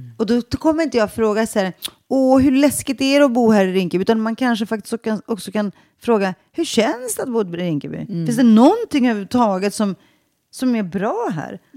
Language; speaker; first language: Swedish; early bilingual, other home language; Greek